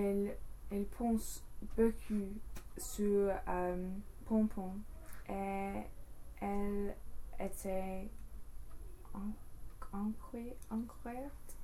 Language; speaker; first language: French; non-native, learner; English